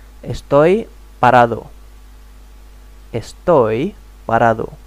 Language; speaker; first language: Spanish; non-native, fluent; Indonesian